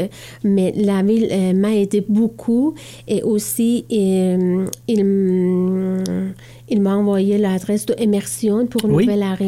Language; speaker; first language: French; non-native, learner; Persian